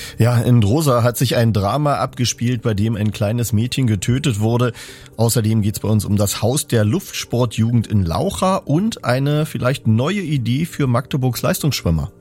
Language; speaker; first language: German; native; German